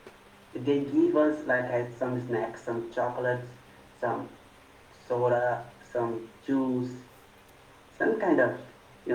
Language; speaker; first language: English; non-native, fluent; Portuguese